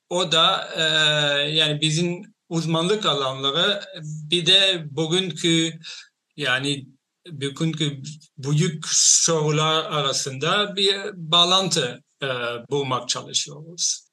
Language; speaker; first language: Turkish; non-native, fluent; Dutch